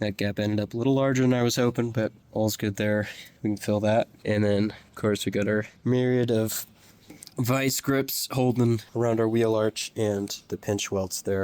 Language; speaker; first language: English; native; English